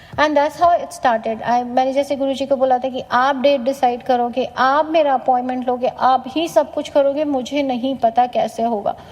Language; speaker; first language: Hindi; native; Hindi